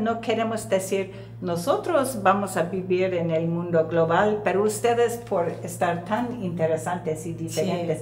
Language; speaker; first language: Spanish; non-native, fluent; English